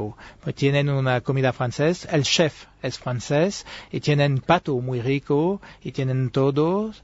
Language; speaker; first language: Spanish; non-native, fluent; French